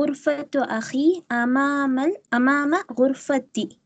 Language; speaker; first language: Arabic; non-native, learner; Tamil